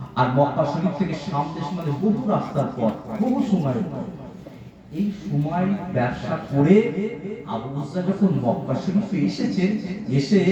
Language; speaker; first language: Bangla; native; Bangla